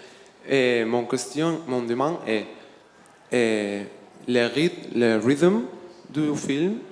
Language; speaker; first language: French; non-native, learner; Spanish